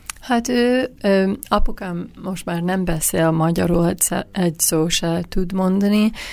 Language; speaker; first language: Hungarian; non-native, learner; English